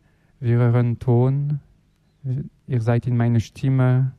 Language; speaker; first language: German; non-native, learner; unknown